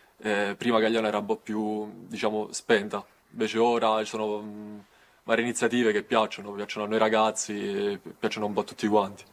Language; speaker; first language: Italian; native; Italian